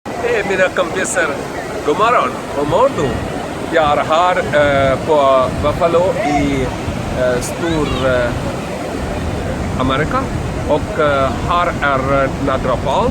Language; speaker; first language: Swedish; non-native, learner; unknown